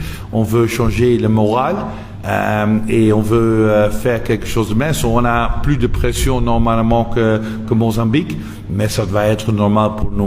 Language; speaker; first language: French; non-native, local second language; Dutch